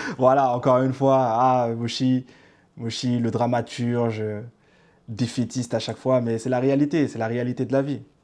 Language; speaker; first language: French; native; French